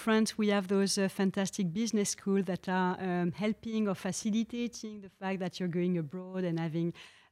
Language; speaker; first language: English; non-native, fluent; French